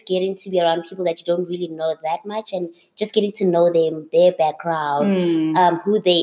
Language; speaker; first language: English; non-native, local second language; Zulu